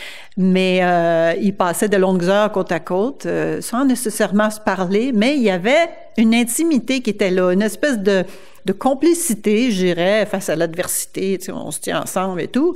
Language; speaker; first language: French; native; French